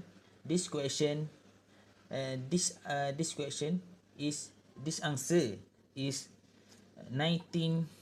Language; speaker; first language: English; non-native, local second language; Malay